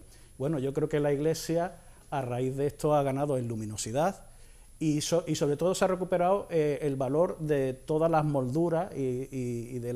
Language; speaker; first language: Spanish; native; Spanish